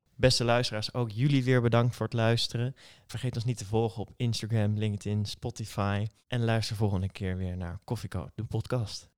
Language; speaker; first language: Dutch; native; Dutch